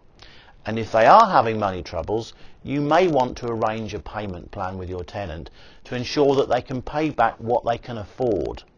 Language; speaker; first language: English; native; English